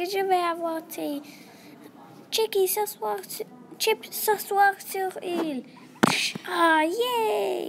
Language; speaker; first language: French; non-native, learner; English